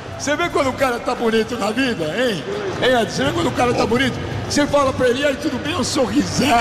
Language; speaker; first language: Portuguese; native; Portuguese